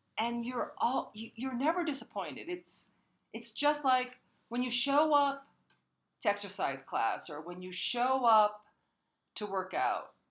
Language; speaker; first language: English; early bilingual, other home language; Korean